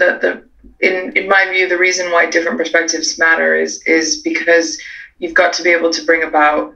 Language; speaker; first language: English; native; English